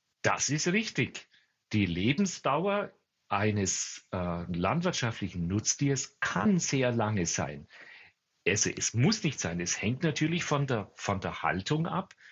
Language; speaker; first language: German; native; German